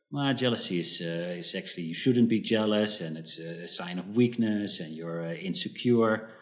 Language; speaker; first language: English; early bilingual, other home language; Dutch